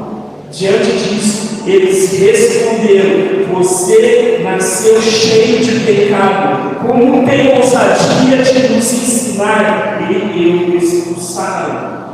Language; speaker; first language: Portuguese; native; Portuguese